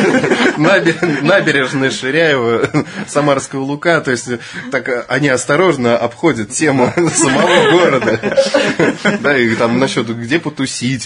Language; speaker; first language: Russian; native; Russian